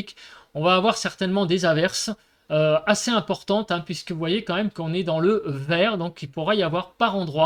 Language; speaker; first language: French; native; French